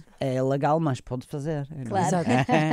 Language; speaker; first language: Portuguese; non-native, learner; English